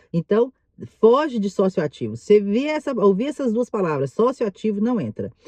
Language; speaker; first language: Portuguese; native; Portuguese